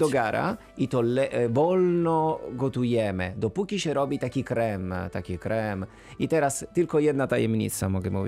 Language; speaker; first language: Polish; non-native, fluent; Italian